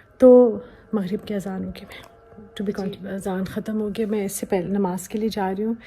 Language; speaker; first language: Urdu; native; Urdu